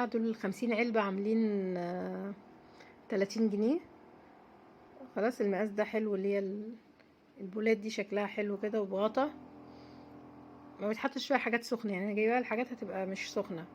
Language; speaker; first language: Arabic; native; Arabic